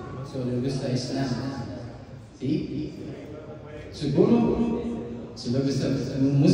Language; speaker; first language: Spanish; non-native, learner; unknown